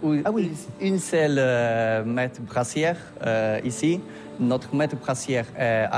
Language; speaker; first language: French; non-native, learner; Polish